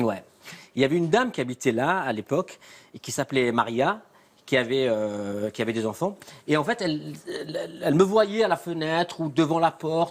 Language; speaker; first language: French; native; French